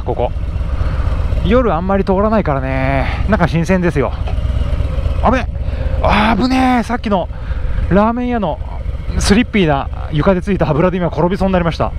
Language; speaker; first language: Japanese; native; Japanese